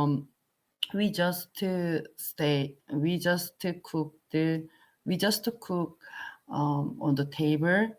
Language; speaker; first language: English; non-native, learner; Korean